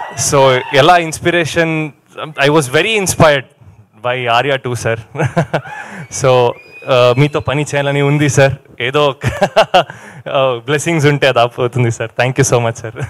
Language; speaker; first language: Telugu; non-native, learner; Kannada